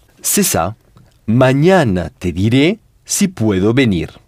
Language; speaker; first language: Spanish; non-native, fluent; French